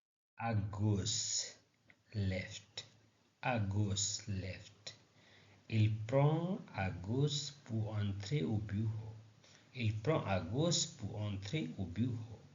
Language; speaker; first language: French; non-native, learner; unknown